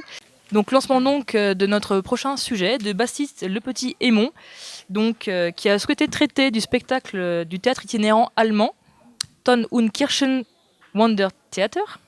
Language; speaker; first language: French; native; French